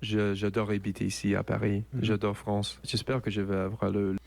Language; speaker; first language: French; non-native, learner; English